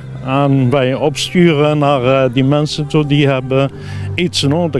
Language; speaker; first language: Dutch; non-native, learner; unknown